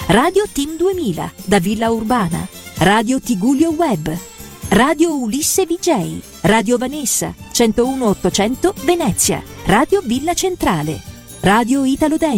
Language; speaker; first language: Italian; native; Italian